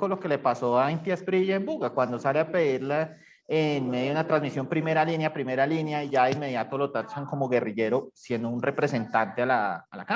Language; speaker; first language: Spanish; native; Spanish